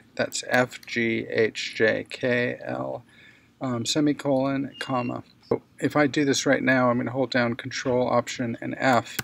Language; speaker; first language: English; native; English